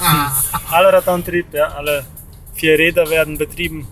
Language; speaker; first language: German; native; German